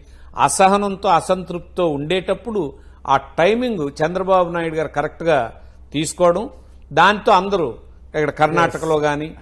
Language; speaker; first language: Telugu; native; Telugu